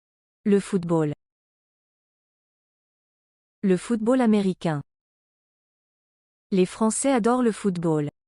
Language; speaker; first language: French; non-native, learner; English